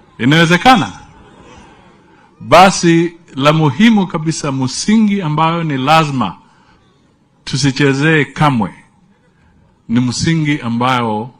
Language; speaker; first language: Swahili; non-native, local second language; Luyia